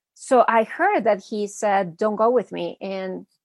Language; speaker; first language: English; early bilingual, other home language; Spanish